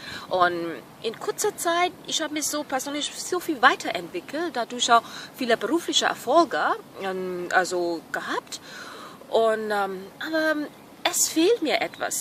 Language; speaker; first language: German; non-native, fluent; Burmese